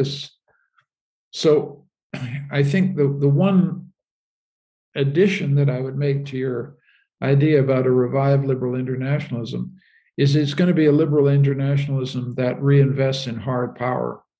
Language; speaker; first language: English; native; English